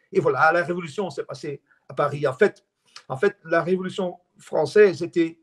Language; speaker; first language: French; non-native, fluent; Dutch